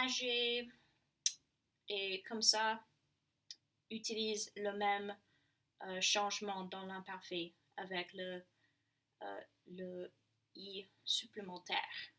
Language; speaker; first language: French; non-native, learner; English